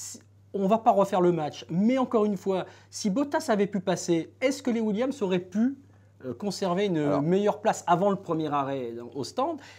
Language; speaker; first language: French; native; French